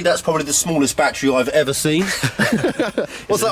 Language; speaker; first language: English; native; English